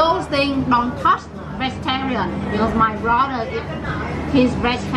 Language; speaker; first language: English; non-native, learner; Vietnamese